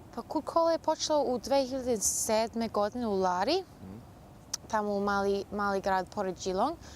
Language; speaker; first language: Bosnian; early bilingual, heritage; Bosnian